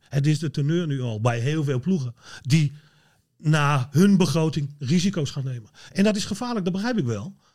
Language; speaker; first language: Dutch; native; Dutch